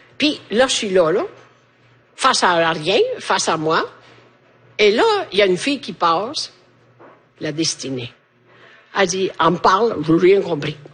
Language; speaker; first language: French; non-native, fluent; Italian